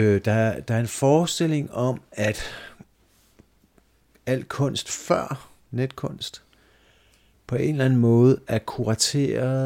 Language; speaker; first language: Danish; native; Danish